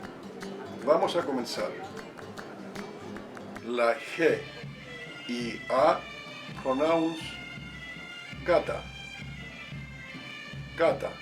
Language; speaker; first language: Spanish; non-native, fluent; English